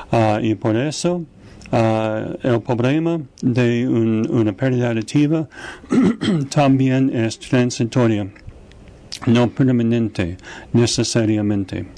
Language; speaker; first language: Spanish; non-native, fluent; English